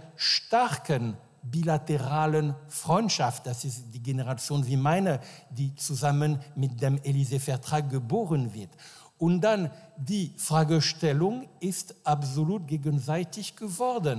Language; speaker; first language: German; non-native, fluent; French